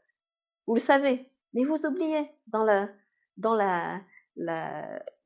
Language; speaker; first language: French; native; French